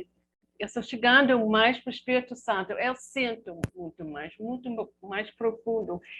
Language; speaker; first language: Portuguese; non-native, learner; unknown